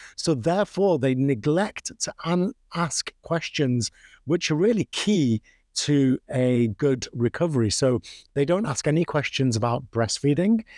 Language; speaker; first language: English; native; English